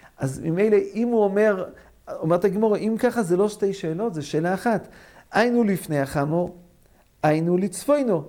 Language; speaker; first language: Hebrew; non-native, fluent; English